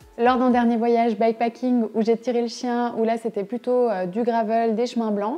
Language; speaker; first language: French; native; French